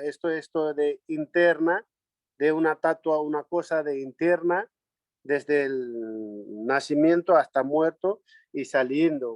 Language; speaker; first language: Spanish; non-native, learner; Nepali